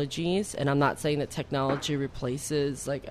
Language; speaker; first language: English; native; English